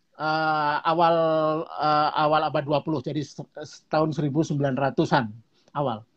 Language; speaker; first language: Indonesian; non-native, local second language; Javanese